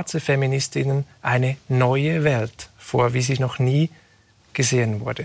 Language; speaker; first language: German; native; German